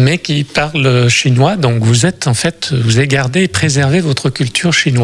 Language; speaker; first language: French; native; French